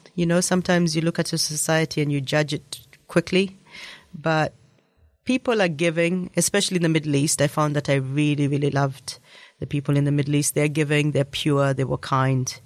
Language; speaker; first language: English; native; English